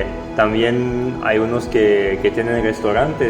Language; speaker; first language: Spanish; non-native, fluent; French